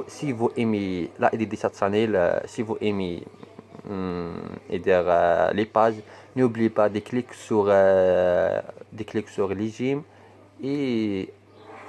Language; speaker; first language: French; non-native, learner; Arabic